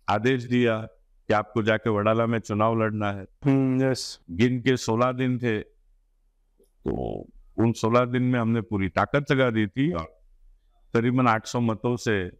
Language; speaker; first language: Hindi; non-native, local second language; Gujarati